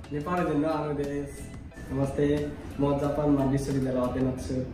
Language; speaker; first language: Japanese; non-native, fluent; Nepali